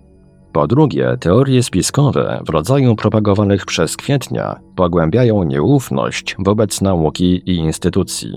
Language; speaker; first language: Polish; native; Polish